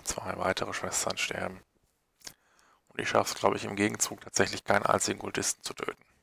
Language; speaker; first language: German; native; German